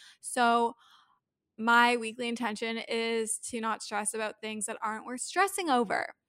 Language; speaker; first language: English; native; English